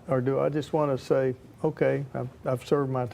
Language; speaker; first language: English; native; English